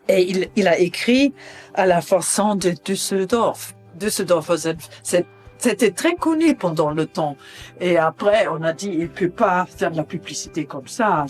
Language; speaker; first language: French; non-native, fluent; German